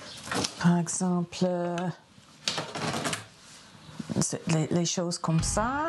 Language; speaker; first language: French; non-native, fluent; English